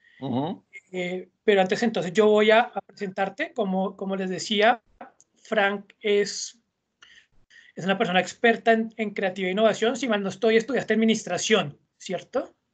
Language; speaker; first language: Spanish; native; Spanish